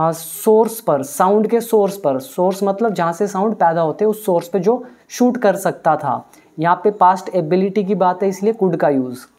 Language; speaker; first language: Hindi; native; Hindi